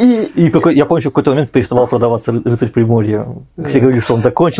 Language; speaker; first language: Russian; native; Russian